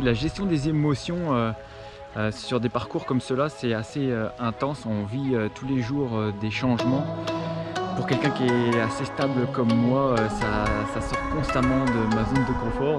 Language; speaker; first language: French; native; French